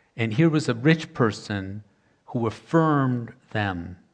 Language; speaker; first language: English; native; English